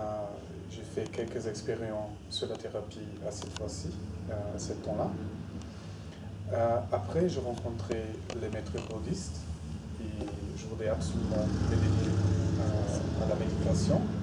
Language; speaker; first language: French; non-native, fluent; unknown